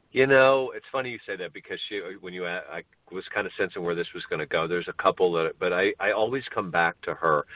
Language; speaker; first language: English; native; English